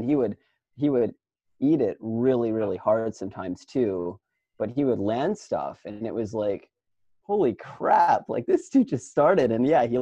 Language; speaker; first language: English; native; English